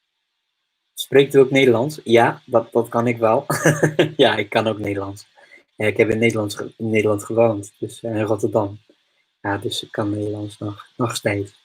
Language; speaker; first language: Dutch; non-native, fluent; English